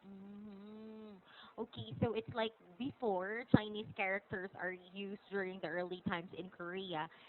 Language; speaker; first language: English; non-native, local second language; Filipino